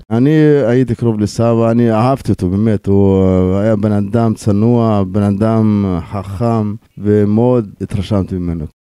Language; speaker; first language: Hebrew; non-native, local second language; Arabic